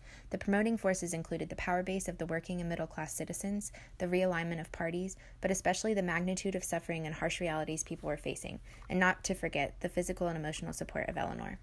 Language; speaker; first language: English; native; English